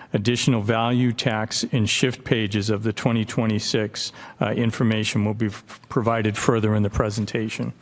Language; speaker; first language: English; native; English